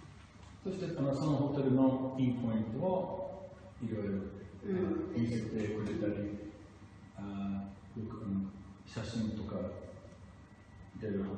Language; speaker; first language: Japanese; non-native, fluent; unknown